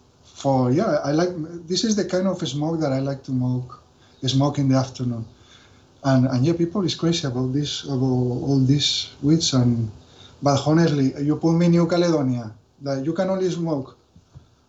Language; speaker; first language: English; non-native, fluent; Spanish